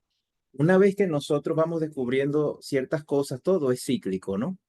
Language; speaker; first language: Spanish; native; Spanish